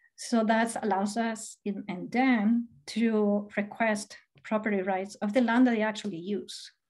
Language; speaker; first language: English; non-native, fluent; Spanish